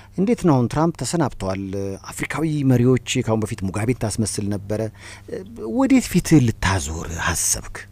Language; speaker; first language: Amharic; native; Amharic